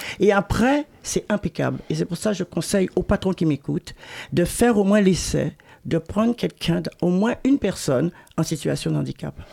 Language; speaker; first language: French; native; French